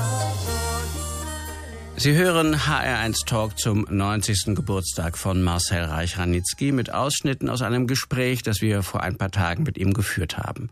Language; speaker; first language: German; native; German